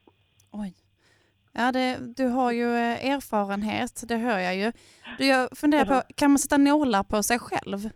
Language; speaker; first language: Swedish; native; Swedish